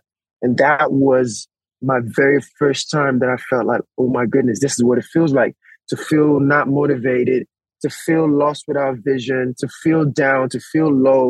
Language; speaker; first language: English; non-native, local second language; Yoruba